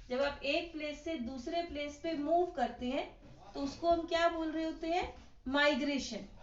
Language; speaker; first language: Hindi; native; Hindi